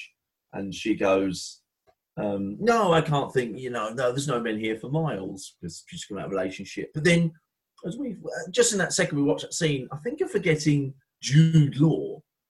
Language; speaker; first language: English; native; English